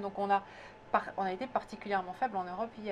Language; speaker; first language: French; native; French